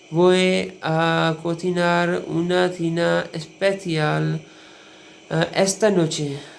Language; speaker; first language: Spanish; non-native, learner; Urdu